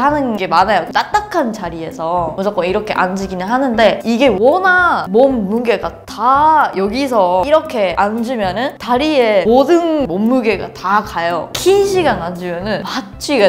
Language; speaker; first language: Korean; non-native, fluent; Japanese